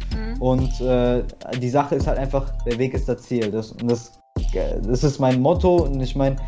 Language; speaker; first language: German; early bilingual, other home language; English